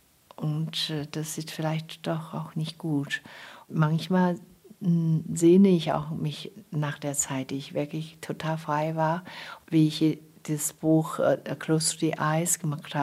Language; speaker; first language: German; non-native, fluent; Chinese